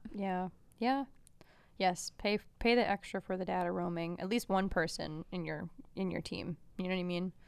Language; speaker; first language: English; early bilingual, other home language; Albanian